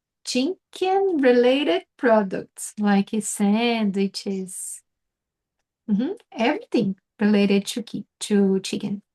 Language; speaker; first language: English; non-native, fluent; Portuguese